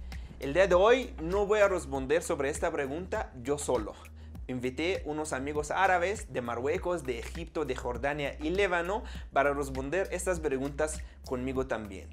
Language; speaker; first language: Spanish; non-native, fluent; Arabic